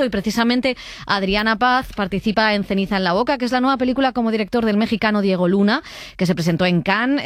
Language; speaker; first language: Spanish; native; Spanish